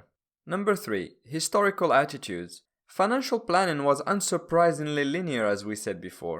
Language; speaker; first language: English; non-native, fluent; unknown